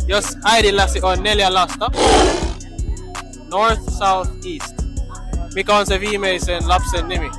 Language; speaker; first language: Finnish; non-native, learner; English